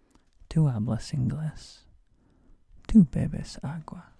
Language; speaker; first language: Spanish; non-native, learner; English